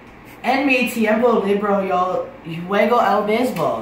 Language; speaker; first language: Spanish; non-native, learner; English